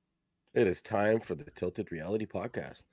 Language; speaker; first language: English; native; English